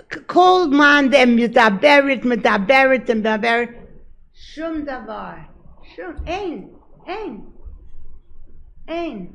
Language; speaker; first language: Hebrew; non-native, learner; English